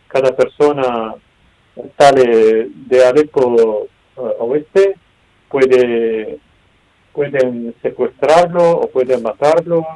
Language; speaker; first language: Spanish; non-native, learner; Arabic